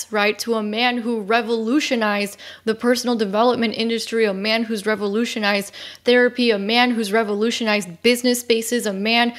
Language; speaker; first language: English; native; English